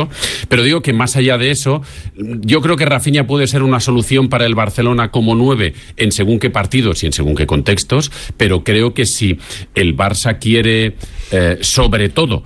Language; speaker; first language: Spanish; native; Spanish